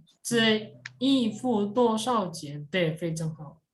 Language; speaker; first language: Chinese; non-native, fluent; Indonesian